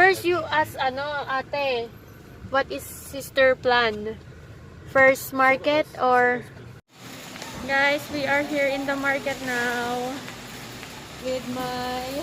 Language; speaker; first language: English; non-native, local second language; Filipino